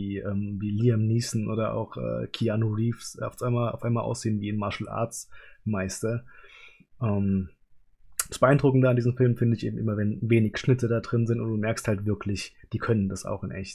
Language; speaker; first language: German; native; German